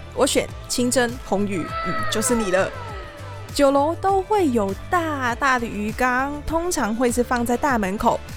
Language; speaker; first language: Chinese; non-native, fluent; Cantonese